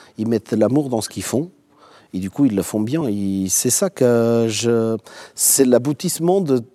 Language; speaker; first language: French; non-native, fluent; Portuguese